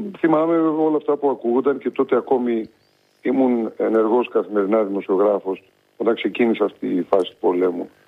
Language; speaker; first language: Greek; early bilingual, heritage; Greek